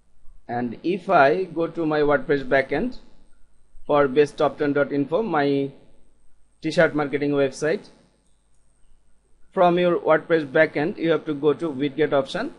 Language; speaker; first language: English; non-native, local second language; Bangla